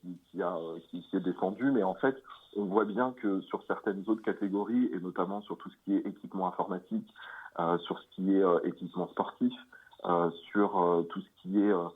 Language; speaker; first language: French; native; French